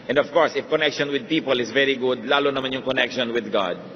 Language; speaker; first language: English; non-native, local second language; Filipino